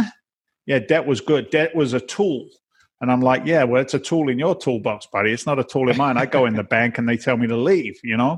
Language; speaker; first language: English; native; English